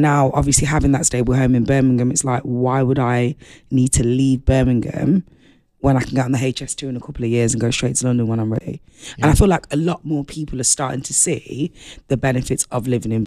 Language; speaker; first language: English; native; English